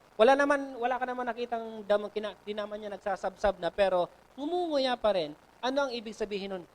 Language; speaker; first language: Filipino; non-native, local second language; Bikol